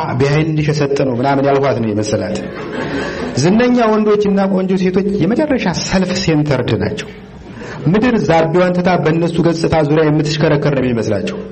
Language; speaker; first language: Amharic; native; Amharic